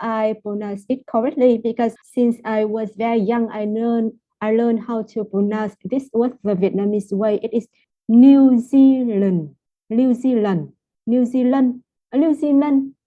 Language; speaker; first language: English; non-native, fluent; Vietnamese